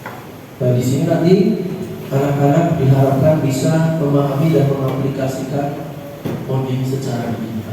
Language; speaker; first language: Indonesian; native; Indonesian